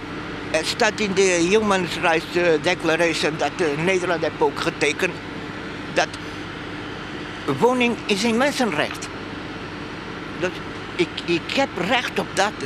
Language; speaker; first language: Dutch; non-native, fluent; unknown